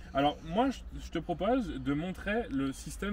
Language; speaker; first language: French; native; French